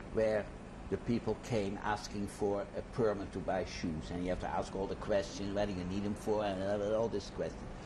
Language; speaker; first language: English; non-native, fluent; Dutch